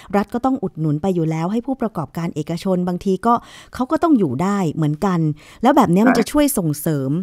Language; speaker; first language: Thai; native; Thai